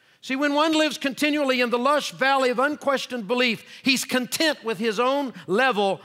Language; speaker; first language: English; native; English